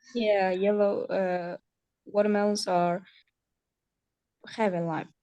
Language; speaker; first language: English; non-native, learner; Uzbek